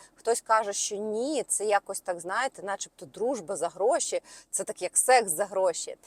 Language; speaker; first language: Ukrainian; non-native, local second language; Russian